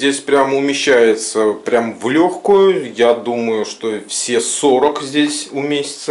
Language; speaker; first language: Russian; native; Russian